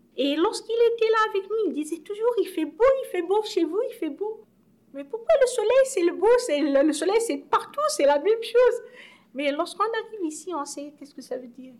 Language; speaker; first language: French; non-native, local second language; Arabic